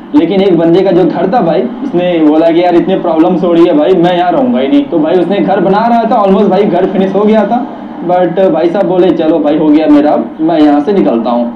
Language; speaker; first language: Hindi; native; Hindi